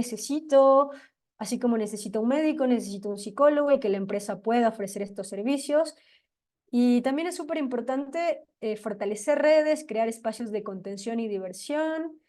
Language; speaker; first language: Spanish; native; Spanish